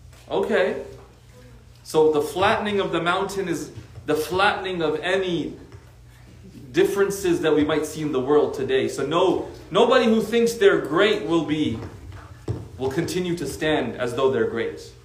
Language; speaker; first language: English; native; English